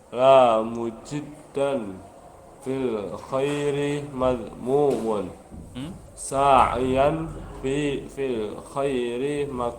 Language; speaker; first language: Arabic; non-native, learner; Indonesian